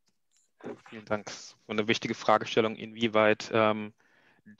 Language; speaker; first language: German; native; German